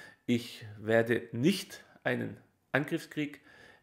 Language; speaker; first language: German; native; German